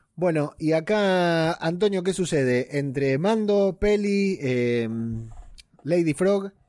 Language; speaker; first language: Spanish; native; Spanish